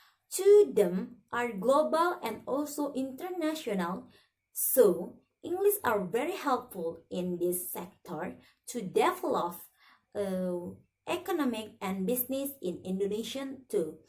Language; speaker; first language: English; non-native, learner; Indonesian